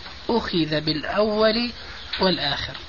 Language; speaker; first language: Arabic; native; Arabic